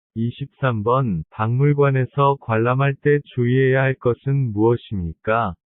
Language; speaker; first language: Korean; non-native, learner; Vietnamese